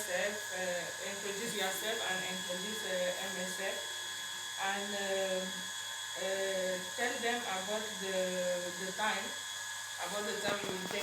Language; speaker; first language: English; non-native, learner; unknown